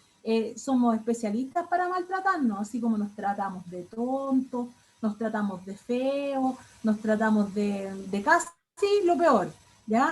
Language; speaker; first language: Spanish; native; Spanish